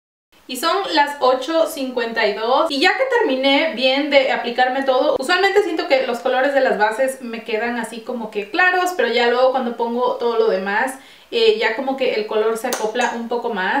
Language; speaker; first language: Spanish; early bilingual, heritage; Spanish